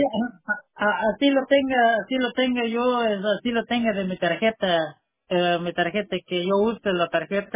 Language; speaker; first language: Spanish; non-native, local second language; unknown